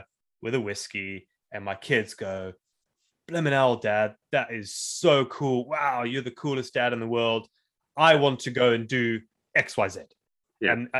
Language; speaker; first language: English; native; English